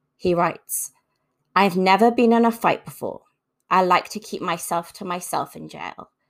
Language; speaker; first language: English; native; English